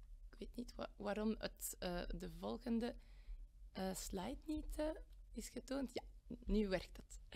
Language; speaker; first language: Dutch; non-native, local second language; French